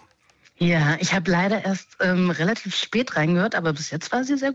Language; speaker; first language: German; native; German